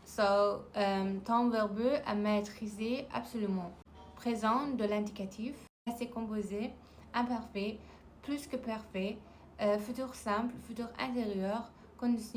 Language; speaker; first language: French; non-native, learner; Persian